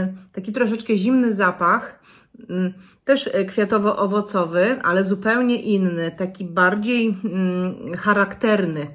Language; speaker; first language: Polish; native; Polish